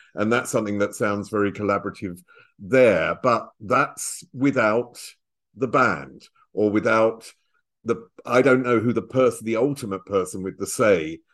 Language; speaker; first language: English; native; English